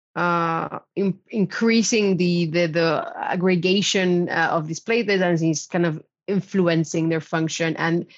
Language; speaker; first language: English; non-native, fluent; Spanish